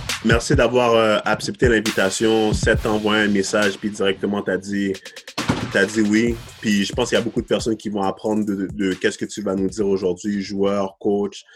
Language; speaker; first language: French; native; French